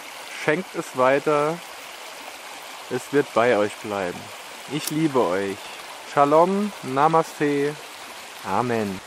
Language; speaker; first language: German; native; German